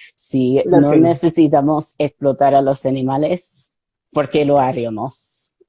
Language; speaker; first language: Spanish; non-native, fluent; English